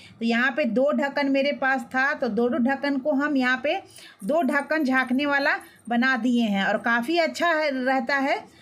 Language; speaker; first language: Hindi; native; Hindi